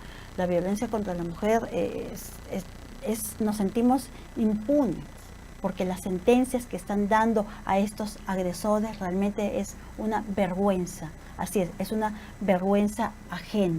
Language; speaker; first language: Spanish; native; Spanish